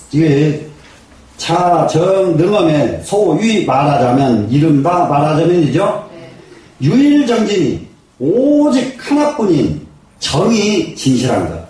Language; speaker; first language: Korean; native; Korean